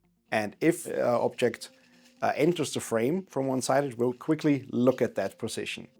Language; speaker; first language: English; non-native, fluent; German